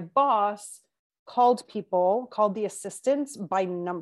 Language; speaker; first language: English; non-native, fluent; Spanish